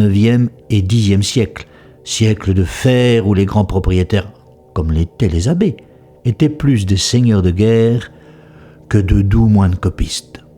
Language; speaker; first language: French; native; French